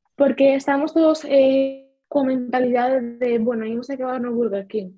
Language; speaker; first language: Galician; non-native, local second language; Spanish